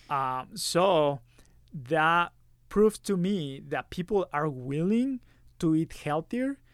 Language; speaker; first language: English; early bilingual, other home language; Spanish